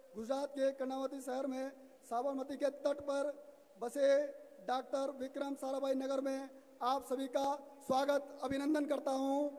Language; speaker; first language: Hindi; native; Hindi